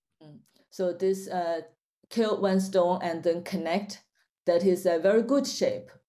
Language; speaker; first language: English; non-native, fluent; Chinese